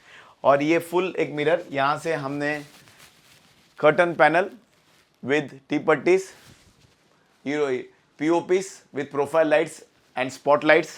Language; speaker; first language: Hindi; non-native, local second language; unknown